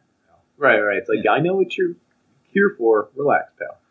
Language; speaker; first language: English; native; English